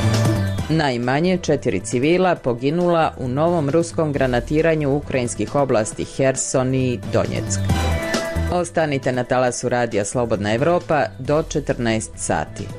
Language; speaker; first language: Croatian; native; Croatian